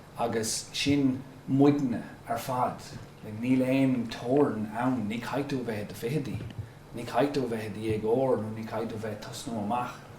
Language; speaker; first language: Irish; non-native, local second language; English